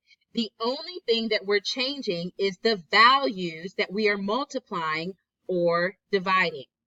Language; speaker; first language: English; native; English